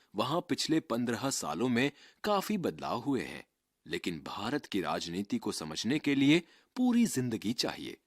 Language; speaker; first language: Hindi; native; Hindi